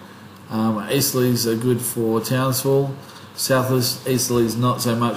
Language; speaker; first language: English; native; English